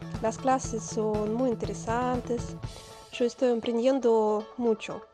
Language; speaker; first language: Spanish; non-native, fluent; Russian